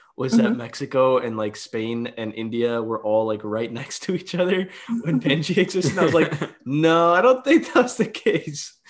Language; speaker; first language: English; early bilingual, other home language; Hindi